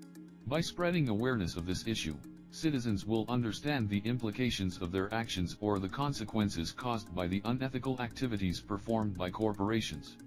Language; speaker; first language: English; non-native, learner; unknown